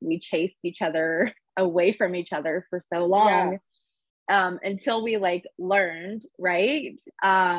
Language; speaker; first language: English; native; English